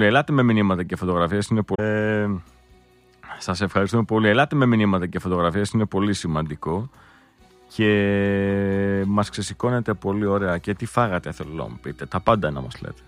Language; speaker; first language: Greek; native; Greek